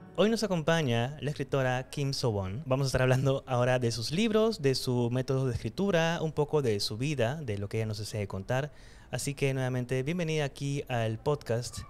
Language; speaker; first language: Spanish; native; Spanish